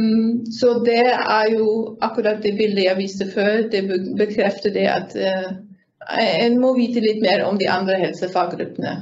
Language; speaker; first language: Norwegian; non-native, fluent; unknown